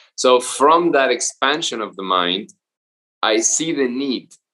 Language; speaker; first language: English; non-native, fluent; Spanish